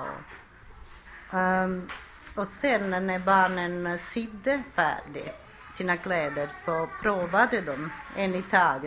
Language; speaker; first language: Swedish; non-native, fluent; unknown